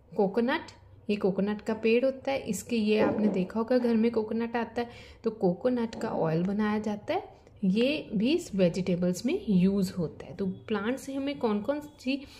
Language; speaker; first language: Hindi; native; Hindi